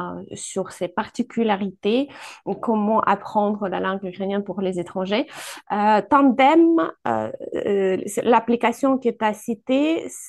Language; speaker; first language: French; non-native, fluent; Ukrainian